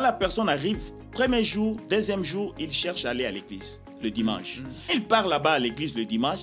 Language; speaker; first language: French; non-native, local second language; Lingala